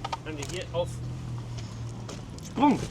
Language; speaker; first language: German; native; German